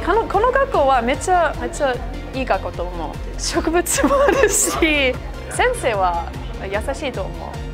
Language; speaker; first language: Japanese; non-native, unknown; English